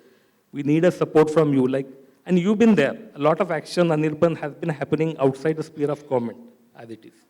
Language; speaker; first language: English; non-native, local second language; Marathi